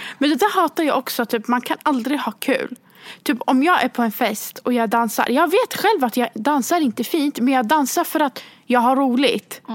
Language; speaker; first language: Swedish; early bilingual, other home language; Kurdish